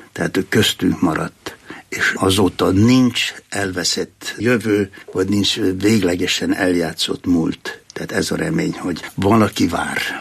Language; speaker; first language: Hungarian; native; Hungarian